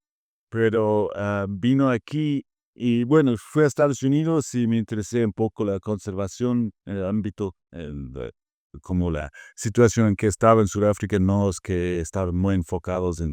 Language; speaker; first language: Spanish; non-native, fluent; English